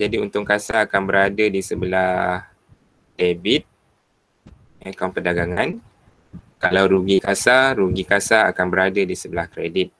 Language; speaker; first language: Malay; native; Malay